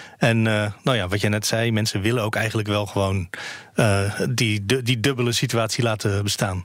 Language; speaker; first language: Dutch; native; Dutch